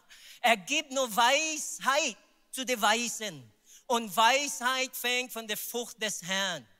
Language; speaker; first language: German; non-native, learner; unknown